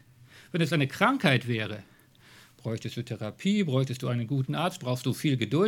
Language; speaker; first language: German; native; German